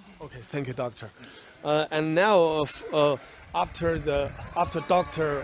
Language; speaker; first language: English; non-native, fluent; Chinese